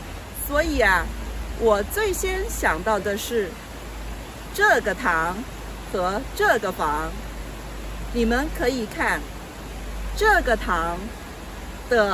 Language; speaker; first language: Chinese; non-native, local second language; Yao